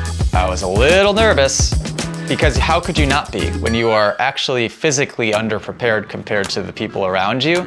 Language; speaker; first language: English; native; English